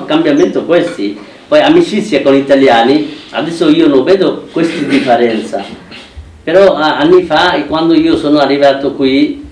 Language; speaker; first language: Italian; non-native, fluent; Bangla